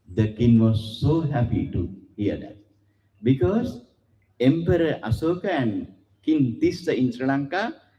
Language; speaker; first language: English; non-native, local second language; Sinhala